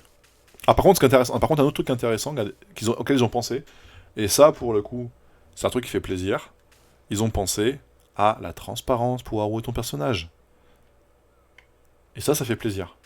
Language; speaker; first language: French; native; French